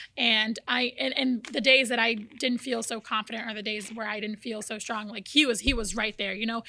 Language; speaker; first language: English; early bilingual, other home language; Portuguese